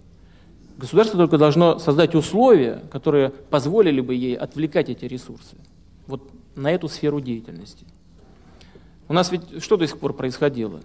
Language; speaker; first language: Russian; native; Russian